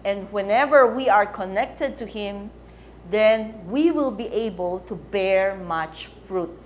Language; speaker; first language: English; non-native, local second language; Filipino